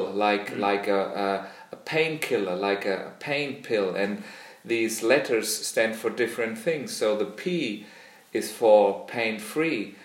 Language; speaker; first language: English; non-native, fluent; German